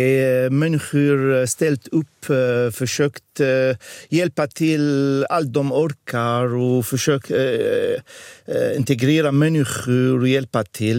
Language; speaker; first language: Swedish; non-native, learner; Arabic